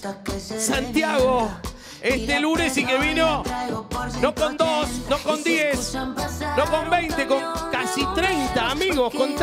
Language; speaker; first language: Spanish; native; Spanish